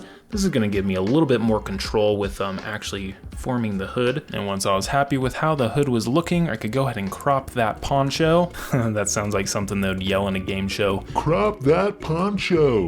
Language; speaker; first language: English; native; English